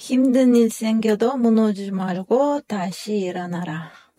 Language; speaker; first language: Korean; non-native, fluent; Kyrgyz